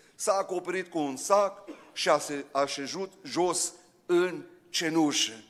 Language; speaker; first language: Romanian; early bilingual, heritage; Romanian